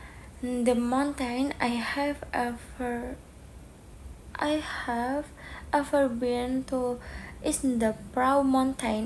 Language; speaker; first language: English; non-native, learner; Indonesian